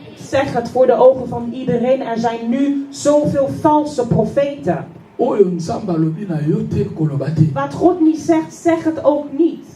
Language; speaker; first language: Dutch; non-native, fluent; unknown